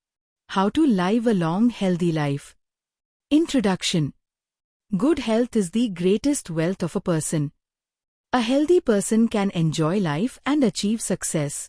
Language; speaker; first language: English; non-native, fluent; Hindi